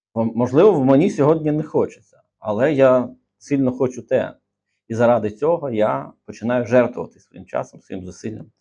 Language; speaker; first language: Ukrainian; native; Ukrainian